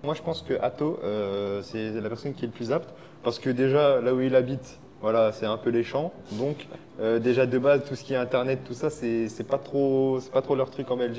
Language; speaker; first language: French; native; French